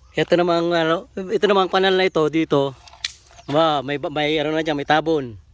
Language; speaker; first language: Filipino; native; Filipino